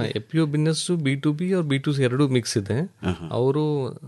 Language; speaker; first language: Kannada; non-native, learner; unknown